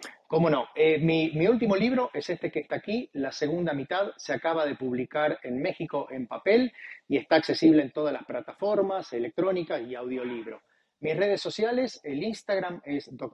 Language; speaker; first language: Spanish; native; Spanish